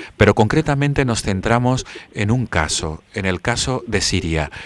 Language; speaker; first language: Spanish; native; Spanish